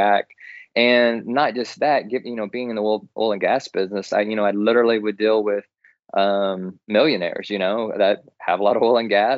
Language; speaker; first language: English; native; English